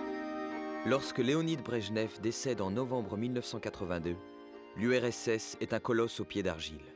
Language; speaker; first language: French; native; French